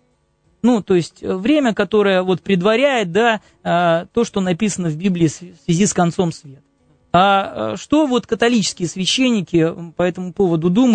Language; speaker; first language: Russian; native; Russian